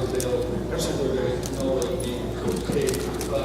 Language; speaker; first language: English; native; English